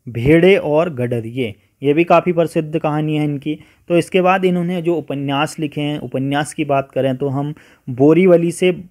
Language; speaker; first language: Hindi; native; Hindi